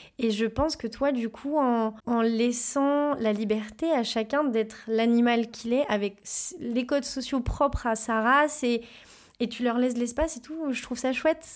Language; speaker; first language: French; native; French